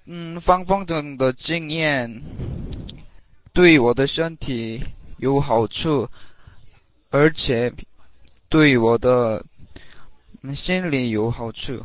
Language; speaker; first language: Chinese; non-native, learner; English